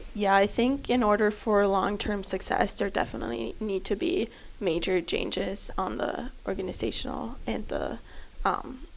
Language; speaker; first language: English; non-native, fluent; German